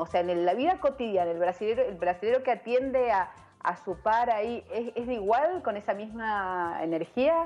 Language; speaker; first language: Spanish; native; Spanish